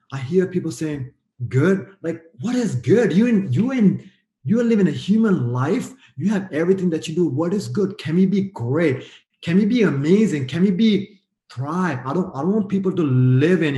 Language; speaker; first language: English; non-native, fluent; Sinhala